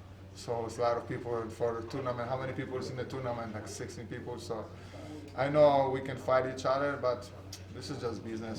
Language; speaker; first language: English; non-native, fluent; Polish